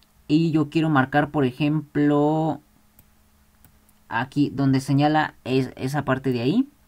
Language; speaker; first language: Spanish; native; Spanish